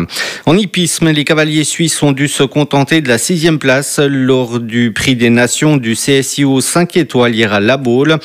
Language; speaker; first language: French; native; French